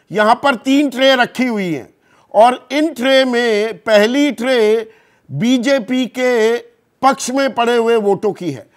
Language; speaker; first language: Hindi; native; Hindi